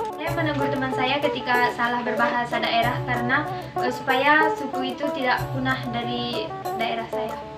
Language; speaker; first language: Indonesian; non-native, local second language; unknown